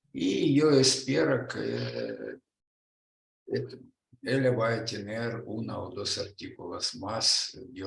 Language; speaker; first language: Spanish; non-native, learner; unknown